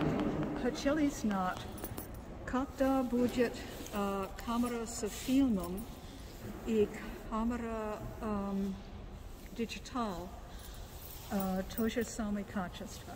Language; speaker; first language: Russian; non-native, learner; English